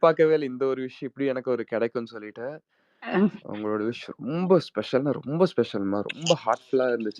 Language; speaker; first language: Tamil; native; Tamil